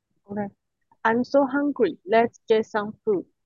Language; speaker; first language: English; non-native, learner; Chinese